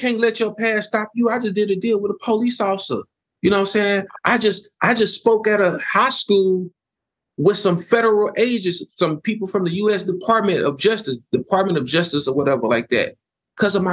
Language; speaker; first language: English; native; English